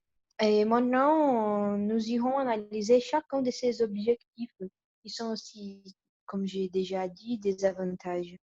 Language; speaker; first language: French; non-native, learner; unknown